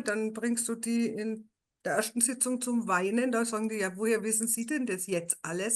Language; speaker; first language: German; native; German